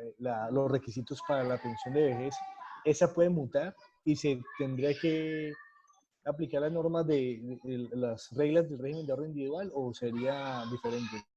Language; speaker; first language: Spanish; native; Spanish